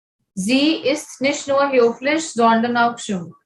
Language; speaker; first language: German; non-native, fluent; Hindi